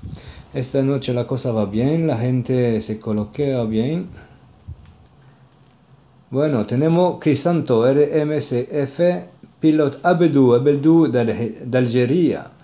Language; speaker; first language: Spanish; non-native, learner; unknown